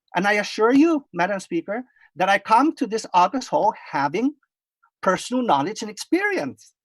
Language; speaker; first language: English; non-native, fluent; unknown